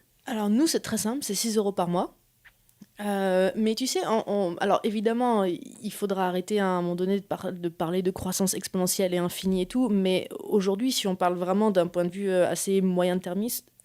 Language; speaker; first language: French; native; French